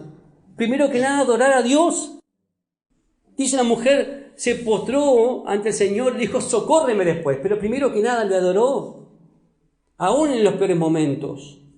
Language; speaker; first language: Spanish; native; Spanish